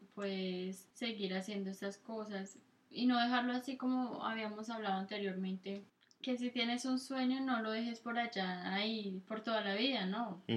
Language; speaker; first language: Spanish; native; Spanish